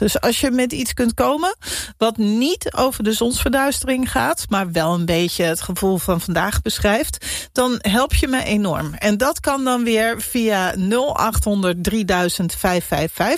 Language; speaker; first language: Dutch; native; Dutch